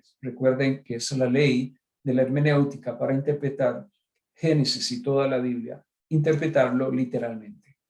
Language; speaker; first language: Spanish; native; Spanish